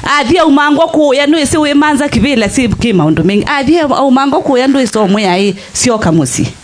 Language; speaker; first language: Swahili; non-native, local second language; Kamba